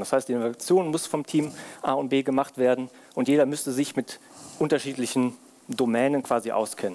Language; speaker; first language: German; native; German